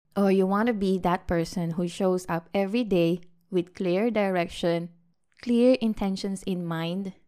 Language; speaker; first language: English; non-native, local second language; Filipino